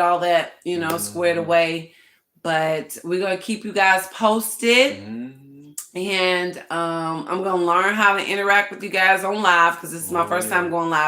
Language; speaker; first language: English; native; English